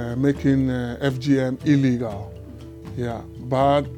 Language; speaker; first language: English; non-native, local second language; Ewe